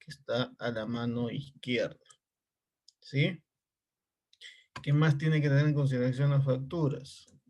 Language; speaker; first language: Spanish; native; Spanish